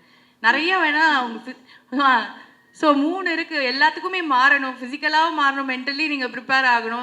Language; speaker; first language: Tamil; native; Tamil